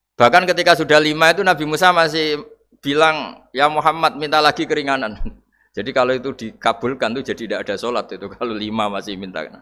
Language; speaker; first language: Indonesian; non-native, local second language; Javanese